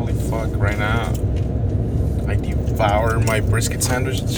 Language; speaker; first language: English; early bilingual, other home language; Spanish